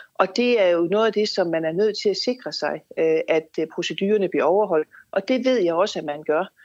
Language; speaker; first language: Danish; native; Danish